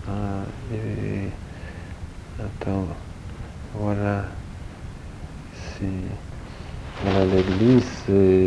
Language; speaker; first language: French; non-native, learner; Polish